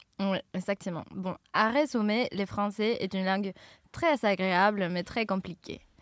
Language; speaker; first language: French; non-native, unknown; Spanish